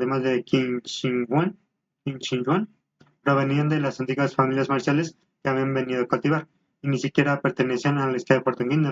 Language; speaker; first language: Spanish; native; Spanish